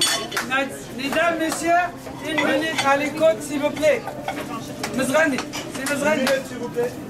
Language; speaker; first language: French; non-native, learner; Arabic